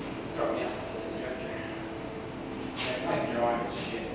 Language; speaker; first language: English; native; English